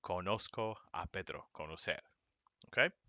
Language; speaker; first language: Spanish; non-native, fluent; English